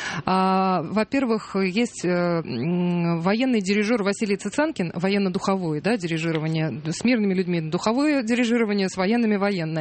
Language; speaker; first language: Russian; native; Russian